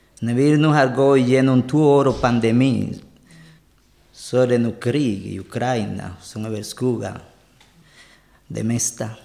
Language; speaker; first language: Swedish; non-native, learner; Spanish